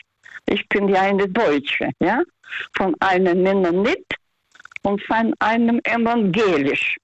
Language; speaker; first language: German; non-native, fluent; Russian